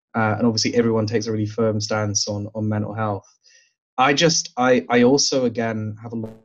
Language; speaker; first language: English; native; English